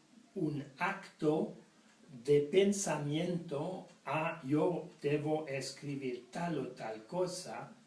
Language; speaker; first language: Spanish; non-native, fluent; French